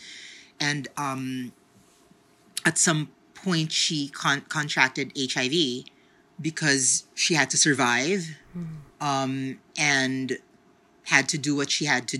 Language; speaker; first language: English; non-native, local second language; Filipino